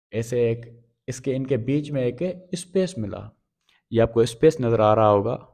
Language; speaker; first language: Urdu; non-native, local second language; Sindhi